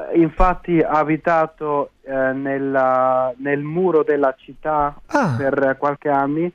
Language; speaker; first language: Italian; non-native, fluent; German